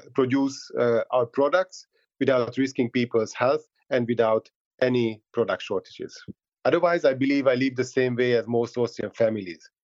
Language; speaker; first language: English; non-native, fluent; Hungarian